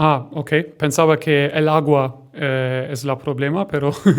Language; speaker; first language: Spanish; non-native, learner; German